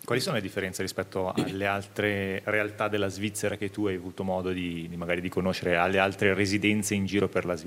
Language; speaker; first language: Italian; native; Italian